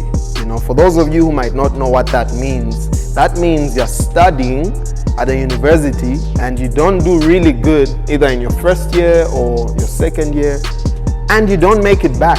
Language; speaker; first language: English; non-native, local second language; Bemba